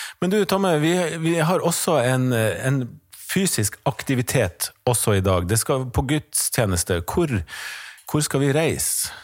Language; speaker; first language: Norwegian; native; Norwegian